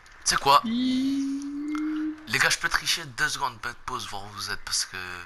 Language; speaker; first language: French; native; French